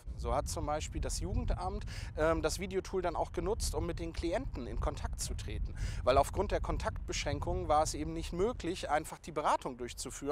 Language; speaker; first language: German; native; German